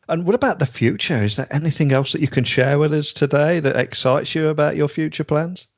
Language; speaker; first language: English; native; English